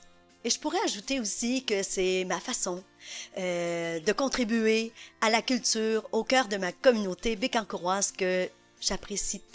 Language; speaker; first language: French; native; French